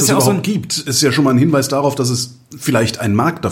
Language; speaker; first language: German; native; German